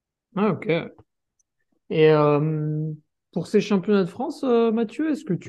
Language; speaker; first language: French; native; French